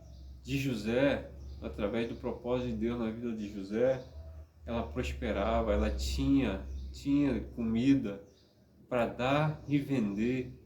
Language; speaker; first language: Portuguese; native; Portuguese